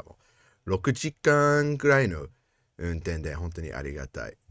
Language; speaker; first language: Japanese; non-native, learner; English